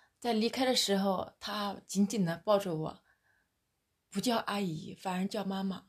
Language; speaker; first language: Chinese; native; Chinese